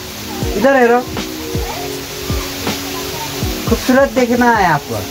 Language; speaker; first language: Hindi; non-native, learner; Nepali